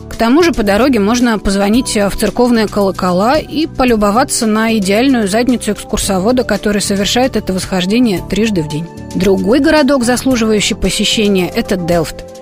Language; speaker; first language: Russian; native; Russian